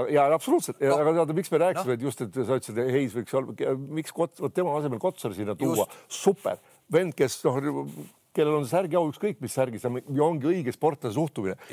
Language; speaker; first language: Estonian; native; Estonian